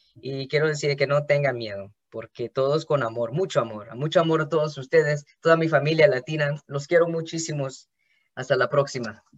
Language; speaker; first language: Spanish; early bilingual, heritage; Spanish